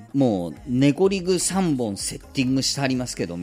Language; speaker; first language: Japanese; native; Japanese